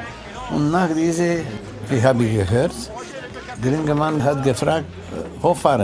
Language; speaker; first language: German; non-native, learner; Romanian